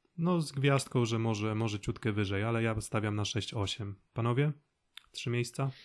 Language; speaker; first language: Polish; native; Polish